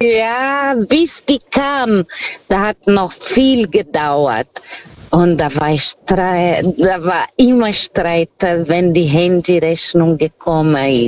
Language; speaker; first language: German; non-native, fluent; Portuguese